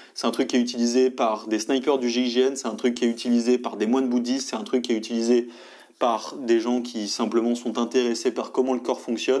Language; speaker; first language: French; native; French